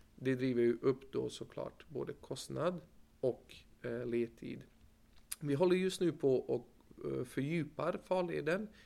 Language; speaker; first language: Swedish; native; Swedish